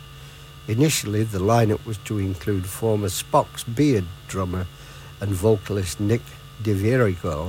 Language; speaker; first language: English; native; English